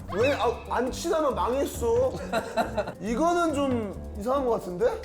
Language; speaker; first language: Korean; native; Korean